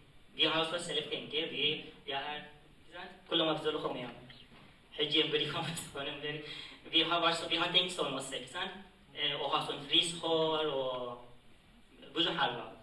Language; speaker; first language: Norwegian; non-native, fluent; Tigrinya